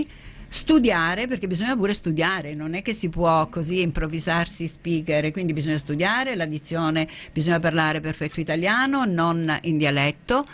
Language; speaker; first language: Italian; native; Italian